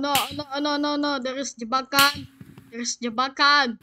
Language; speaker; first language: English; non-native, learner; Indonesian